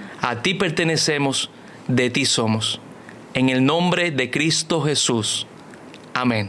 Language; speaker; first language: Spanish; native; Spanish